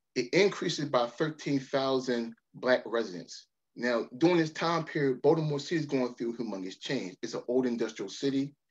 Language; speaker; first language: English; native; English